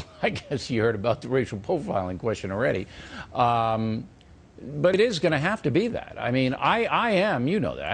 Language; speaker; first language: English; native; English